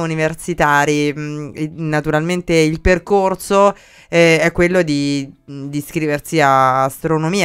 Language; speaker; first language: Italian; native; Italian